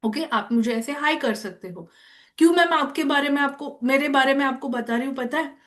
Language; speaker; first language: Hindi; non-native, local second language; Marathi